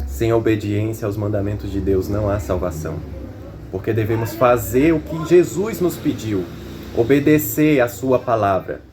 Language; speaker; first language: Portuguese; native; Portuguese